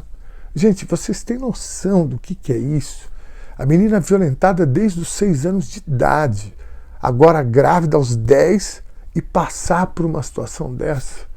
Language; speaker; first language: Portuguese; native; Portuguese